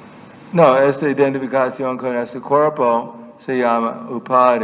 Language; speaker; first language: Spanish; non-native, fluent; English